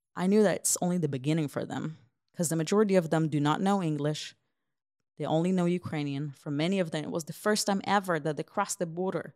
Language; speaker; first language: English; non-native, fluent; Hebrew